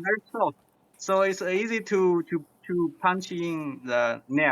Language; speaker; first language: English; non-native, learner; Chinese